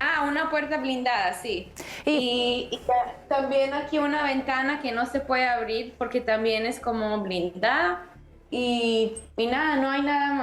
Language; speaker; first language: Spanish; early bilingual, heritage; Spanish